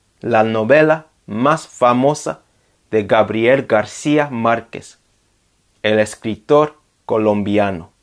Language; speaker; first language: Spanish; non-native, fluent; English